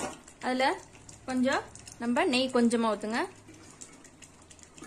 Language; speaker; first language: Tamil; native; Tamil